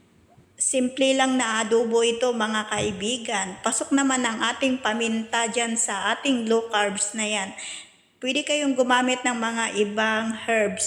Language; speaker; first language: Filipino; non-native, local second language; Cebuano